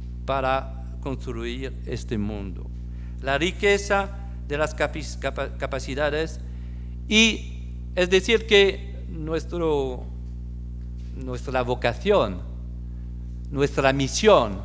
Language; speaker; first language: Spanish; non-native, fluent; French